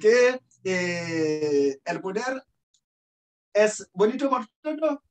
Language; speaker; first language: Spanish; non-native, fluent; Haitian Creole